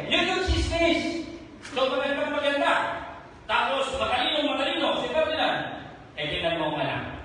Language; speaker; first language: Filipino; non-native, local second language; Hiligaynon